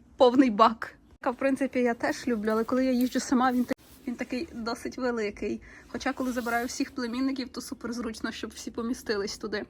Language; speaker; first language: Ukrainian; native; Ukrainian